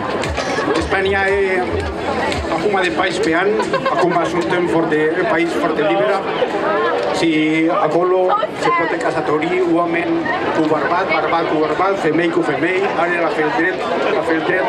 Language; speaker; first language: Romanian; non-native, learner; Spanish